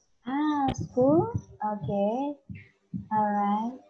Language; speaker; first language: English; non-native, learner; Vietnamese